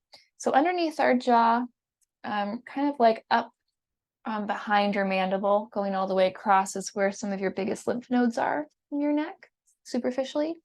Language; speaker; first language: English; native; English